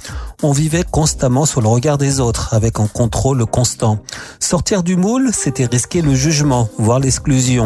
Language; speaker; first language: French; native; French